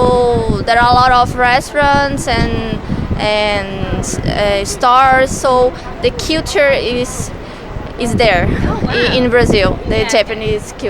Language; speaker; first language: English; non-native, learner; Portuguese